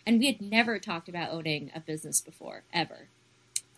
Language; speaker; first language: English; native; English